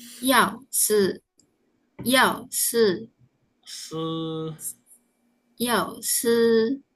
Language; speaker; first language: Chinese; non-native, learner; Indonesian